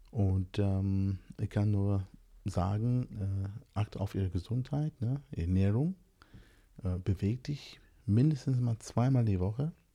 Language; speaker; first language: German; non-native, fluent; English